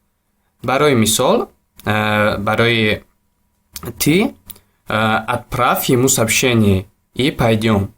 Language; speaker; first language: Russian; non-native, local second language; Tajik